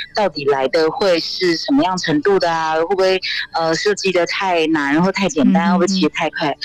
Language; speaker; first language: Chinese; native; Chinese